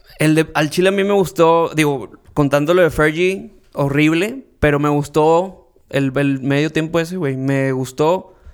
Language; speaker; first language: Spanish; native; Spanish